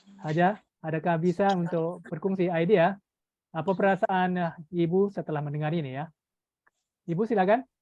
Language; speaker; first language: Malay; native; Malay